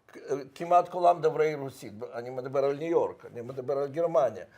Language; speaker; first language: Hebrew; non-native, fluent; Russian